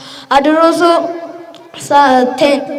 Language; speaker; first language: Arabic; non-native, learner; Oromo